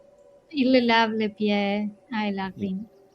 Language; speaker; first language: French; non-native, learner; Spanish